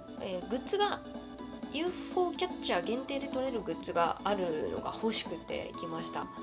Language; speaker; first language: Japanese; native; Japanese